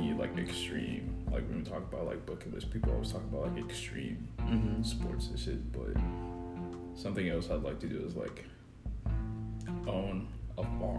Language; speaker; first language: English; non-native, local second language; Yoruba